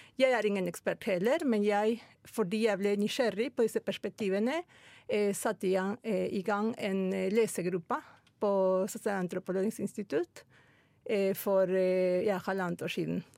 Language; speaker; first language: Norwegian; non-native, fluent; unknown